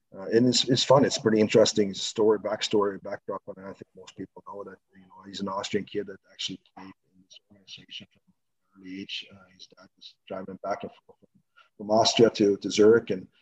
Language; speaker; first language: English; non-native, fluent; Swedish